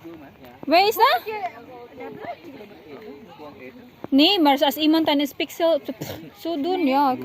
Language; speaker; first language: Dutch; non-native, learner; Filipino